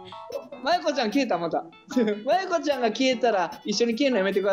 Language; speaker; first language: Japanese; native; Japanese